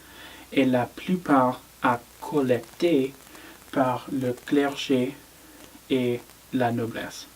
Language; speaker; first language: French; non-native, learner; English